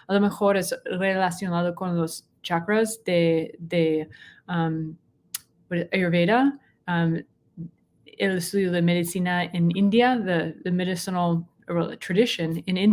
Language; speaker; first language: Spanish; non-native, learner; English